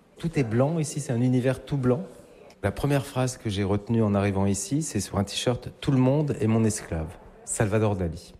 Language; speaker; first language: French; native; French